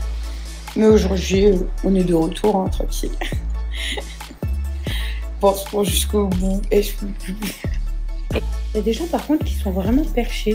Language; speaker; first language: French; native; French